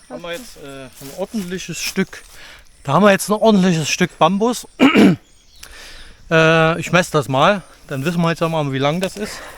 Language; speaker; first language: German; native; German